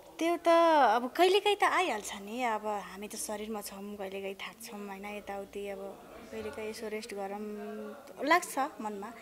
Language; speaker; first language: Nepali; non-native, local second language; Dangaura Tharu